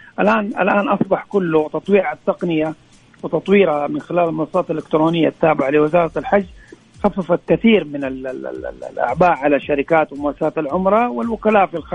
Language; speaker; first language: Arabic; native; Arabic